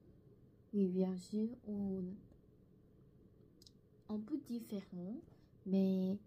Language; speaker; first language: French; non-native, learner; Korean